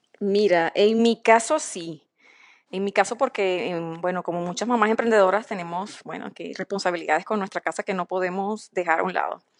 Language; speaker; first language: Spanish; native; Spanish